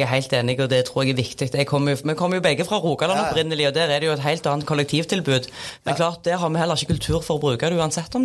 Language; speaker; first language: Norwegian; native; Norwegian